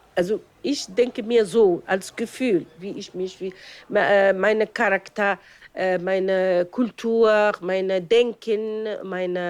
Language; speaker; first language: German; non-native, fluent; Arabic